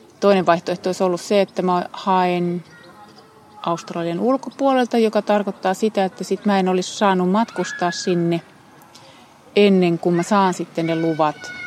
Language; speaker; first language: Finnish; native; Finnish